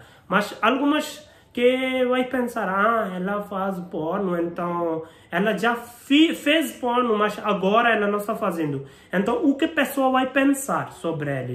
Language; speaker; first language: Portuguese; non-native, learner; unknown